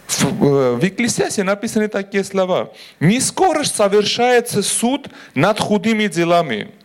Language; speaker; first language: Russian; non-native, local second language; Armenian